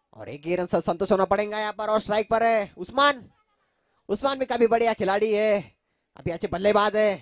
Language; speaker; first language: Hindi; non-native, local second language; Marathi